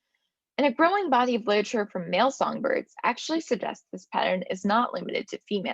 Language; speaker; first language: English; native; English